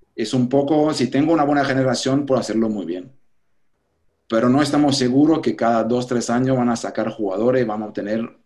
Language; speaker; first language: Spanish; non-native, fluent; French